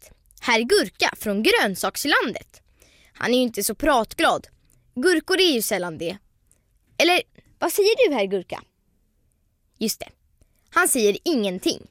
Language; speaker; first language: Swedish; native; Swedish